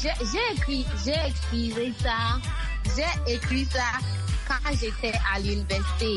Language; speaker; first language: French; non-native, learner; Akan